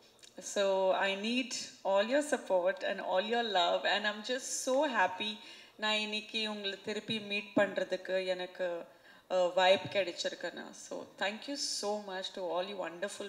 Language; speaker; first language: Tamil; non-native, fluent; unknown